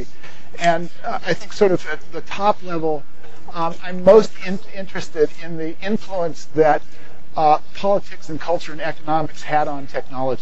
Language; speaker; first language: English; native; English